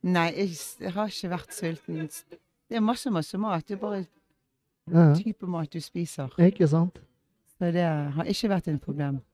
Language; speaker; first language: Norwegian; early bilingual, heritage; English